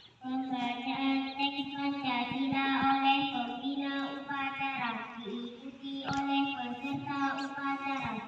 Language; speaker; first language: Indonesian; native; Indonesian